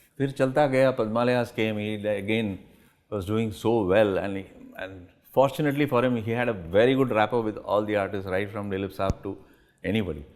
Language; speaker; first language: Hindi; non-native, local second language; Tamil